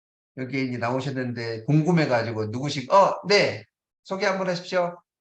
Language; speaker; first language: Korean; native; Korean